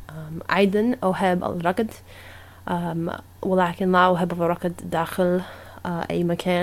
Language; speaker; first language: Arabic; non-native, learner; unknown